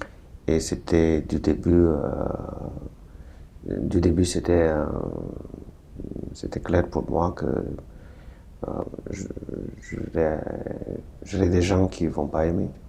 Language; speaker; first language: French; non-native, fluent; Romanian